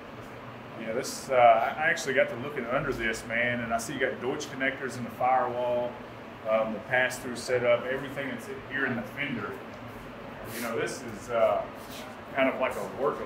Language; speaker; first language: English; native; English